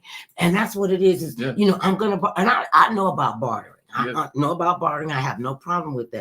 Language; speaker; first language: English; native; English